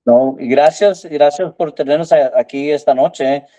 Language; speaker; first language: Spanish; early bilingual, heritage; Spanish